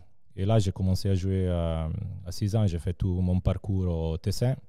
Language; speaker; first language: French; non-native, local second language; Serbian